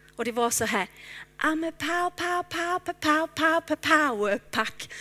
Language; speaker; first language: Swedish; non-native, fluent; English